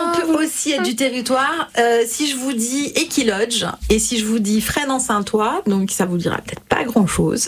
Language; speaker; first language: French; native; French